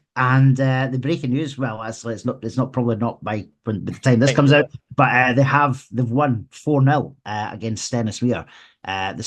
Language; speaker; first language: English; native; English